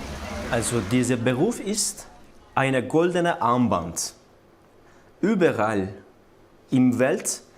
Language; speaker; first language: German; non-native, learner; Turkish